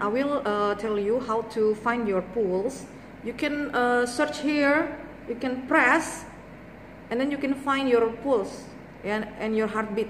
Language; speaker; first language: English; non-native, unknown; Indonesian